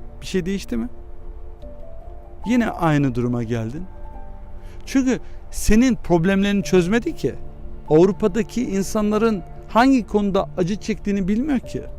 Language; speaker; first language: Turkish; early bilingual, heritage; Turkish